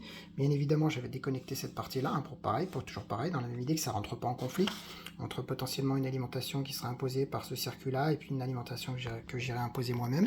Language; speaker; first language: French; native; French